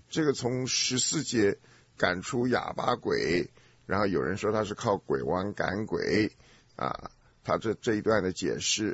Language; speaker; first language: Chinese; native; Chinese